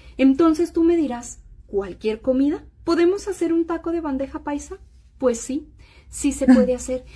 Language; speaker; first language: Spanish; native; Spanish